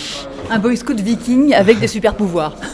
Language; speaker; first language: French; native; French